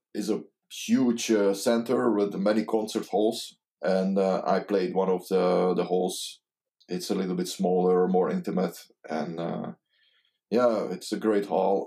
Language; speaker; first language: English; non-native, learner; Hungarian